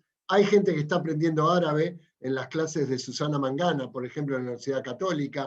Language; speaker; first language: Spanish; native; Spanish